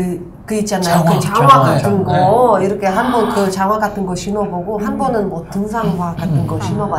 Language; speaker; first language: Korean; non-native, local second language; Uzbek